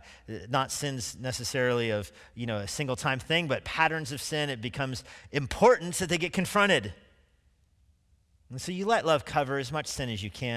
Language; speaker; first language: English; native; English